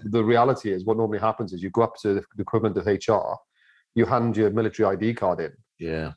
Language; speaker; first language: English; native; English